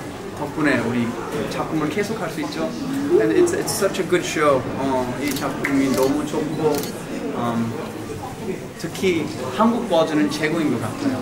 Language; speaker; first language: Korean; early bilingual, heritage; English